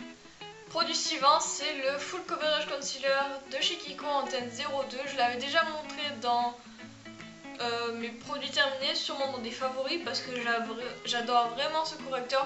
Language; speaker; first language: French; native; French